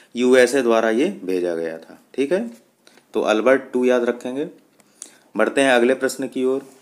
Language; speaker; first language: Hindi; native; Hindi